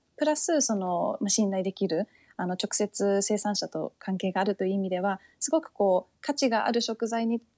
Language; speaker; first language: Japanese; early bilingual, heritage; Japanese